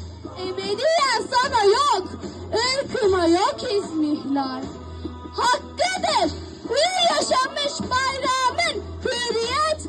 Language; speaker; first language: Turkish; native; Turkish